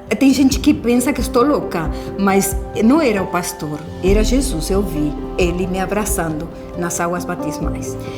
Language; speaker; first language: Portuguese; non-native, fluent; Spanish